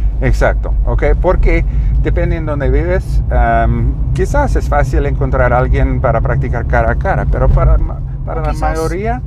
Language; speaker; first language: Spanish; non-native, learner; English